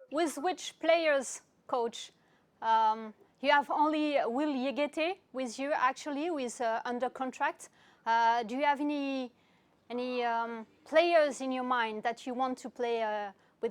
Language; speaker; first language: English; non-native, fluent; French